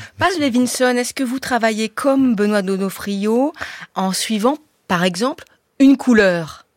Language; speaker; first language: French; native; French